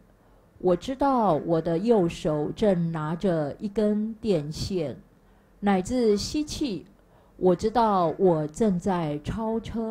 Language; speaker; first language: Chinese; native; Chinese